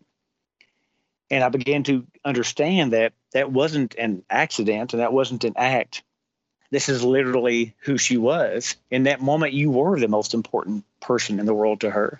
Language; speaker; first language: English; native; English